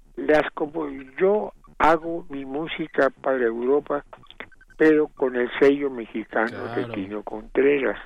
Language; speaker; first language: Spanish; native; Spanish